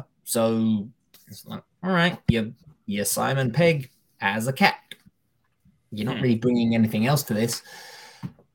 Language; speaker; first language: English; native; English